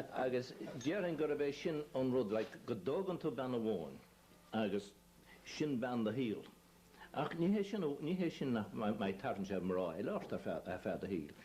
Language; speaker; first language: Irish; native; Irish